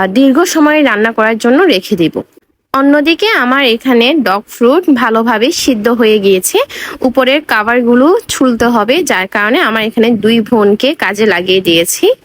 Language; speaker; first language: Bangla; non-native, local second language; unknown